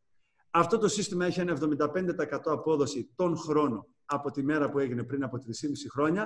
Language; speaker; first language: Greek; native; Greek